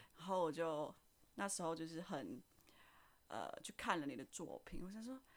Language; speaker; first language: Chinese; non-native, fluent; Indonesian